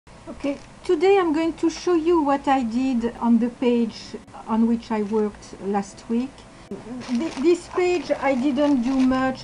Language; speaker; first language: English; non-native, fluent; French